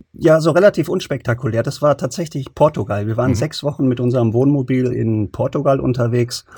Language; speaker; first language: German; early bilingual, other home language; Turkish